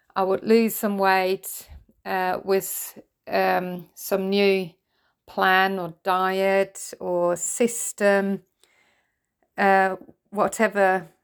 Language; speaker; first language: English; non-native, fluent; German